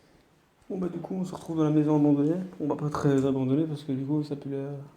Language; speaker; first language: French; native; French